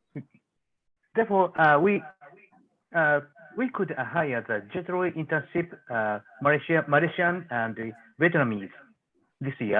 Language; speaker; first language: English; non-native, learner; Japanese